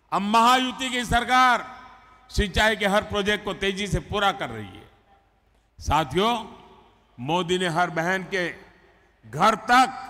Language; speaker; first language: Hindi; non-native, local second language; Gujarati